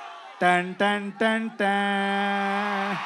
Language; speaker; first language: Telugu; non-native, learner; Kannada